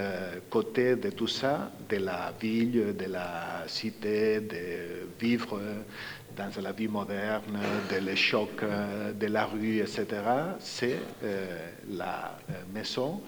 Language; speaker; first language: French; non-native, fluent; Spanish